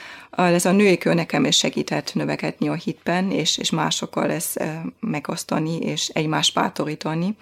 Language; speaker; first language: Hungarian; non-native, fluent; German